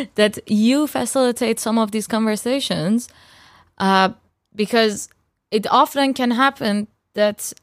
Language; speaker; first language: English; non-native, fluent; Persian